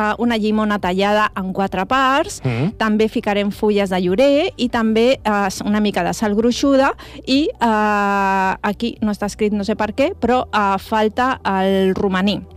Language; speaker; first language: Catalan; non-native, local second language; Spanish